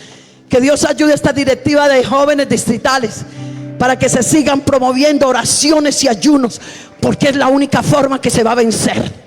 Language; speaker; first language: Spanish; native; Spanish